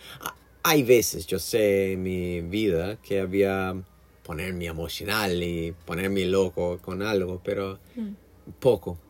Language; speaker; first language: Spanish; non-native, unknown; English